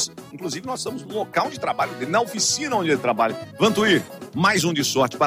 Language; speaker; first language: Portuguese; native; Portuguese